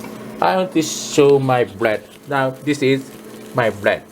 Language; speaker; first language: English; non-native, learner; Japanese